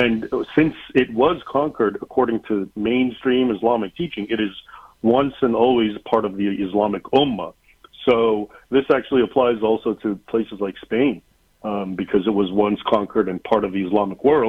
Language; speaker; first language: English; native; English